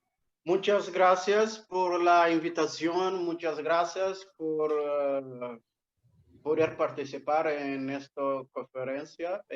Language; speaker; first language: Spanish; non-native, fluent; Portuguese